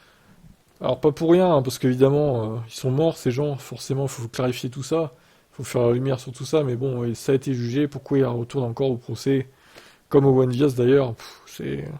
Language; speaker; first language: French; native; French